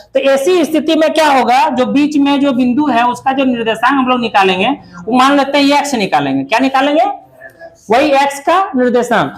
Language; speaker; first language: Hindi; native; Hindi